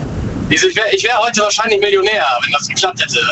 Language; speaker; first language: German; native; German